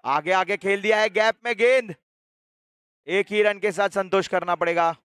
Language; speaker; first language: Hindi; non-native, local second language; Gujarati